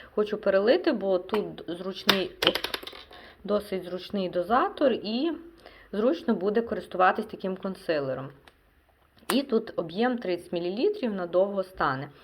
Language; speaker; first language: Ukrainian; non-native, local second language; Russian